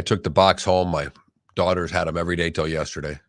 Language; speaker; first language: English; native; English